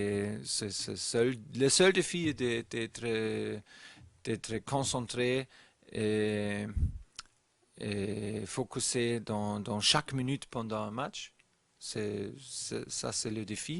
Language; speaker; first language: French; non-native, learner; German